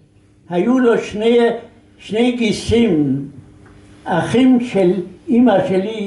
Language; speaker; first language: Hebrew; non-native, fluent; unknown